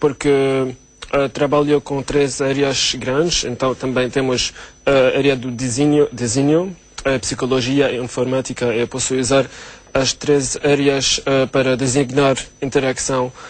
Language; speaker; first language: Portuguese; non-native, learner; Arabic